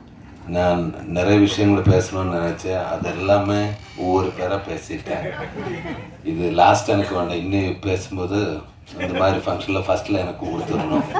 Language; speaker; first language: Tamil; non-native, learner; Malayalam